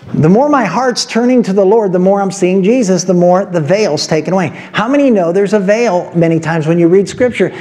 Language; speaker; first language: English; native; English